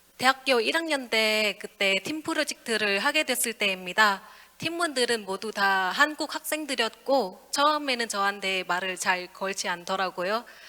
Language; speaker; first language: Korean; non-native, fluent; Vietnamese